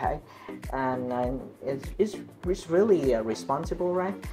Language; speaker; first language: English; non-native, learner; Vietnamese